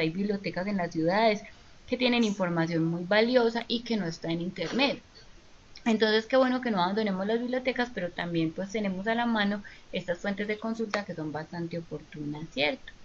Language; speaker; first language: Spanish; native; Spanish